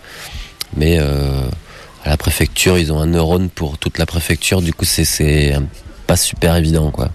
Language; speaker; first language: French; native; French